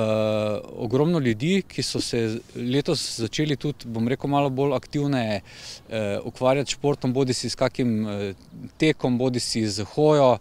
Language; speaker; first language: Slovenian; native; Slovenian